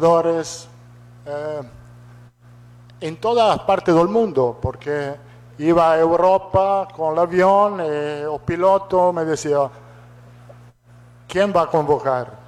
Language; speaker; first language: Portuguese; non-native, fluent; Italian